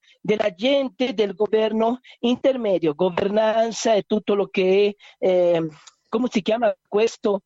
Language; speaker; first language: Italian; non-native, learner; Spanish